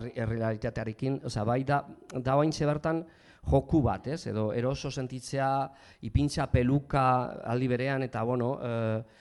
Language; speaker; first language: Basque; non-native, local second language; Spanish